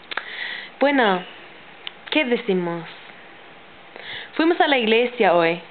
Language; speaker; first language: Spanish; non-native, learner; English